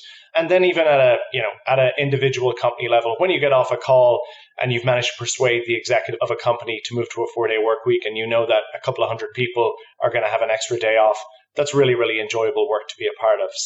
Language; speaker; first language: English; native; English